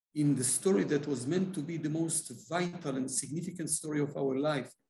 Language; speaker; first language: English; non-native, fluent; Hebrew